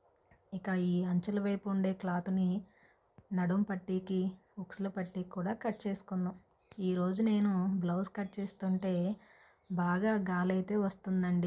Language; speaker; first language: Telugu; native; Telugu